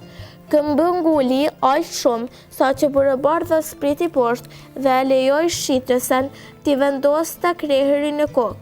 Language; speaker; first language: Albanian; native; Albanian